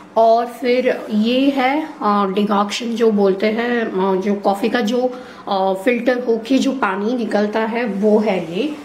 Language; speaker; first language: Hindi; non-native, local second language; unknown